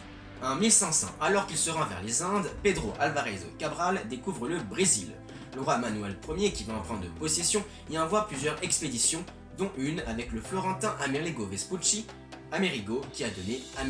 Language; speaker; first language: French; native; French